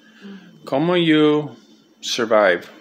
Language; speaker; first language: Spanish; early bilingual, heritage; English